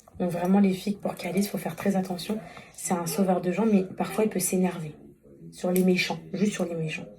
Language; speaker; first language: French; non-native, local second language; Arabic